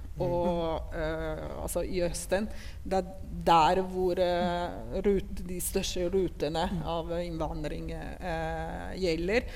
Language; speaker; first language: Norwegian; non-native, fluent; Italian